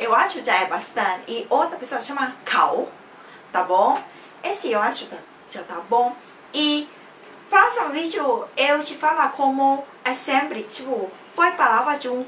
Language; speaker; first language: Portuguese; non-native, fluent; Thai